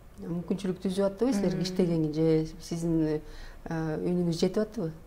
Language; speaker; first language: Kyrgyz; native; Kyrgyz